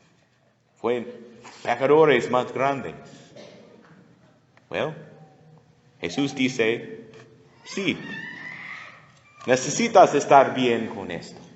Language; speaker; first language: Spanish; non-native, learner; English